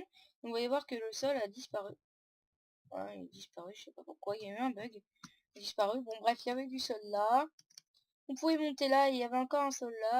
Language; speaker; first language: French; native; French